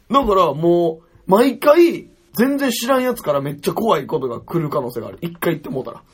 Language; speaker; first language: Japanese; native; Japanese